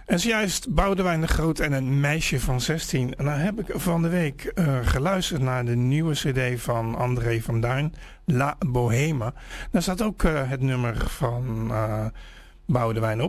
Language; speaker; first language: Dutch; native; Dutch